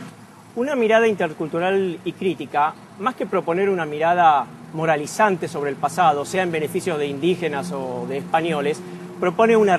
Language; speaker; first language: Spanish; native; Spanish